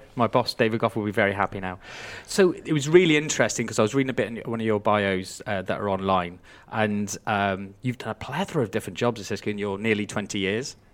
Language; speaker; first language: English; native; English